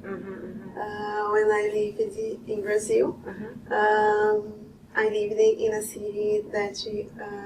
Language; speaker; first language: English; non-native, learner; Portuguese